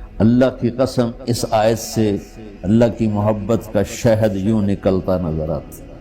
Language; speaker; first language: Urdu; non-native, local second language; Punjabi